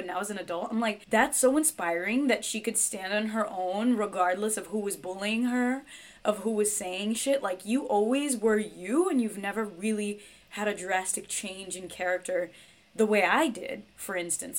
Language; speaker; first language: English; native; English